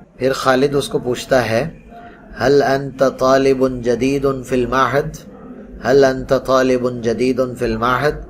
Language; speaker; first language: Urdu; non-native, local second language; Punjabi